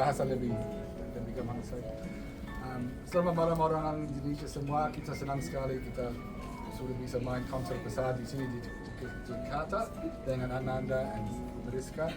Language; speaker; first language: Indonesian; non-native, fluent; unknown